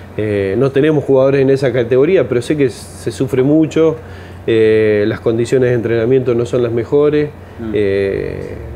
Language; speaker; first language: Spanish; native; Spanish